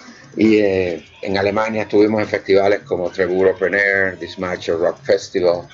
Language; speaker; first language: Spanish; native; Spanish